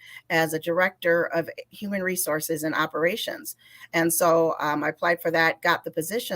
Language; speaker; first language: English; native; English